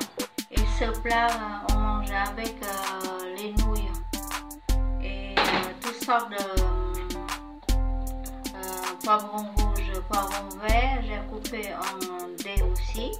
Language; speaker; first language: French; non-native, fluent; Vietnamese